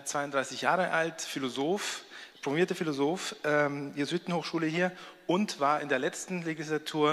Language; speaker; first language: German; native; German